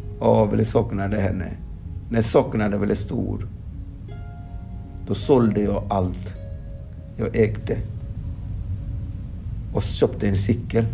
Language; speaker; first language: Swedish; non-native, fluent; Odia